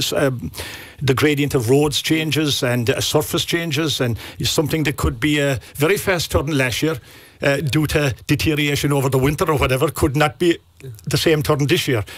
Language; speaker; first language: English; native; English